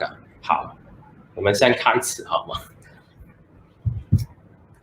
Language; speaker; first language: Chinese; early bilingual, heritage; Chinese